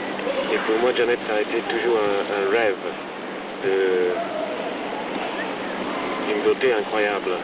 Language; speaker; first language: French; non-native, fluent; Italian